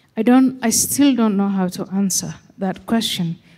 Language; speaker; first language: English; non-native, fluent; Somali